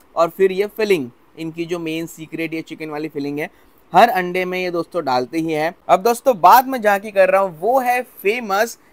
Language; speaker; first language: Hindi; non-native, local second language; Gujarati